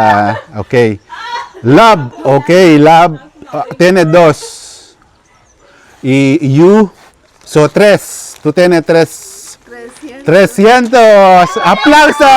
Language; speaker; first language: Spanish; non-native, learner; Filipino